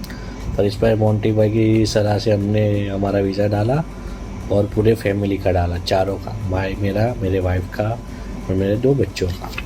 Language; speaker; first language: Hindi; non-native, local second language; Gujarati